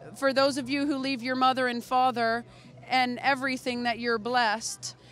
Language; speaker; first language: English; native; English